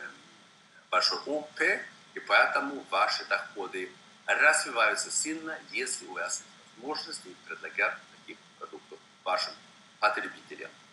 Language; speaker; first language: Russian; non-native, fluent; Swedish